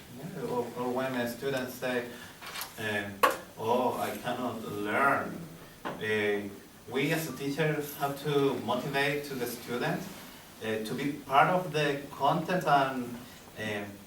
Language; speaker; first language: English; non-native, learner; Spanish